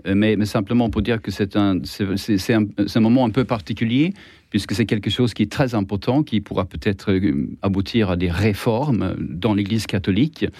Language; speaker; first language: French; non-native, fluent; Swedish